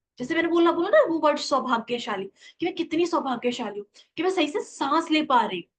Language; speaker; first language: Hindi; native; Hindi